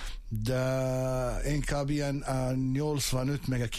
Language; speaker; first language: Hungarian; non-native, fluent; Arabic